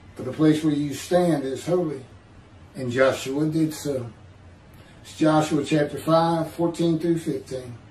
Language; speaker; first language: English; native; English